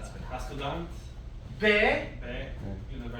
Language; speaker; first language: Hebrew; non-native, learner; English